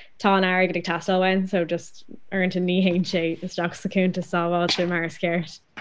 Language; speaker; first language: Irish; non-native, local second language; English